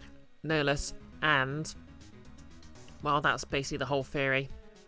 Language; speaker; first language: English; native; English